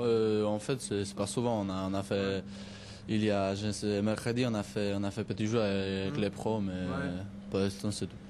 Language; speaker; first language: French; non-native, learner; Polish